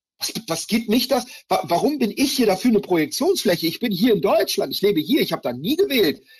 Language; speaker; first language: German; early bilingual, other home language; Hebrew